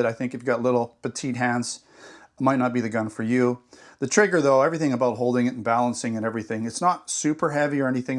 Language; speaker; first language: English; native; English